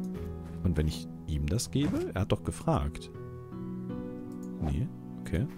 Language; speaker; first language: German; native; German